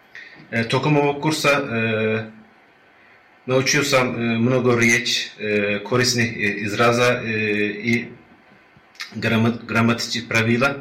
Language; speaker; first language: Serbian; non-native, learner; Turkish